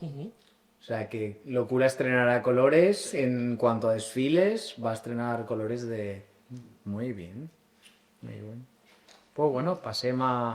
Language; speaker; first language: Spanish; native; Spanish